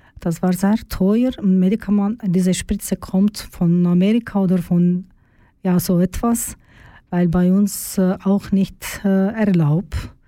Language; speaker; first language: German; non-native, learner; Turkish